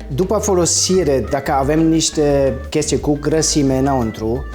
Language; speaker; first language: Romanian; non-native, fluent; German